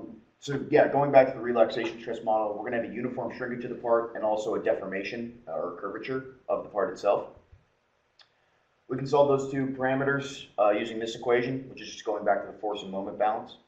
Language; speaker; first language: English; native; English